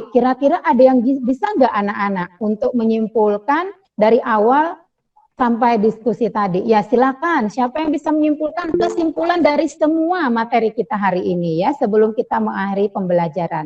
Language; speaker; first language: Indonesian; native; Indonesian